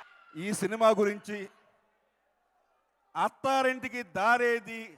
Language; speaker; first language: Telugu; native; Telugu